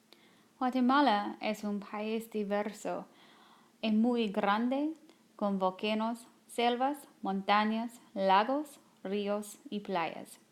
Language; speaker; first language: Spanish; non-native, learner; English